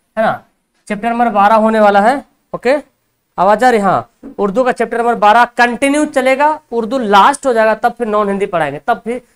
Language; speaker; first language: Hindi; native; Hindi